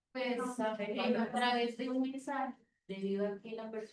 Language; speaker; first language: Spanish; native; Spanish